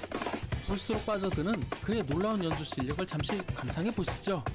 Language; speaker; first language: Korean; native; Korean